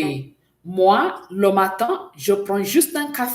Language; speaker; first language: French; non-native, fluent; English